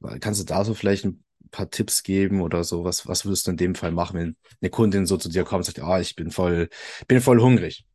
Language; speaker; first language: German; early bilingual, other home language; Italian